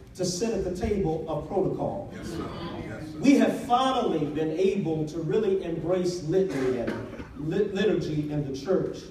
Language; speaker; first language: English; native; English